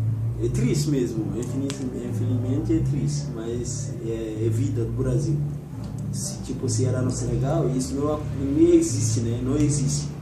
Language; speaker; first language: Portuguese; non-native, learner; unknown